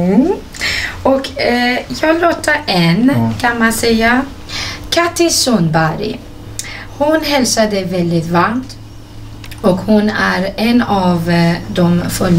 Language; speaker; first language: Swedish; non-native, fluent; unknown